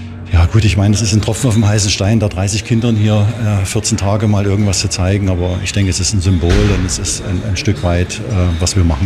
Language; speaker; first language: German; native; German